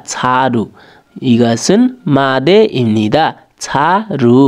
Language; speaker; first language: Korean; non-native, learner; Nepali